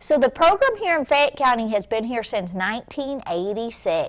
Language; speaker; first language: English; native; English